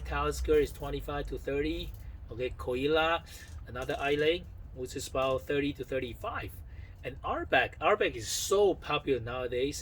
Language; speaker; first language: English; non-native, fluent; Chinese